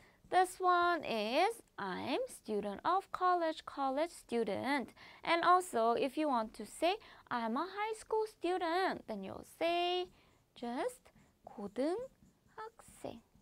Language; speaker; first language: English; non-native, fluent; Korean